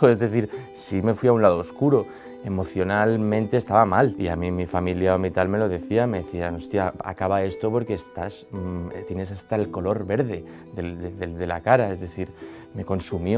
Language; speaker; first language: Spanish; native; Spanish